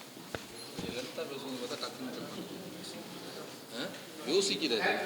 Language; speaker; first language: Tamil; native; Tamil